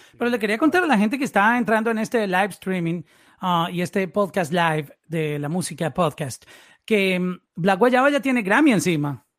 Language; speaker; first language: Spanish; native; Spanish